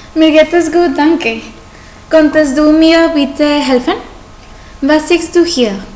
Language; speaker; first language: German; non-native, learner; Spanish